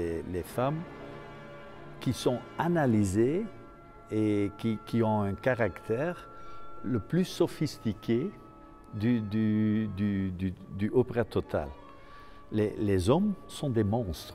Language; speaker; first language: French; non-native, fluent; Dutch